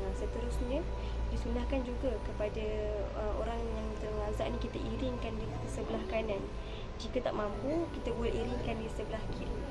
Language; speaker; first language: Malay; native; Malay